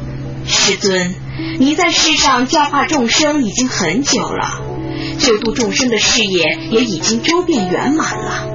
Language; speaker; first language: Chinese; native; Chinese